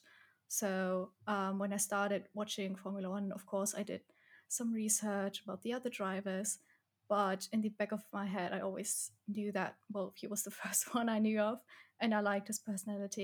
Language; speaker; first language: English; non-native, fluent; German